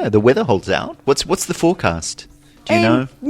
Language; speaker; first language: English; native; English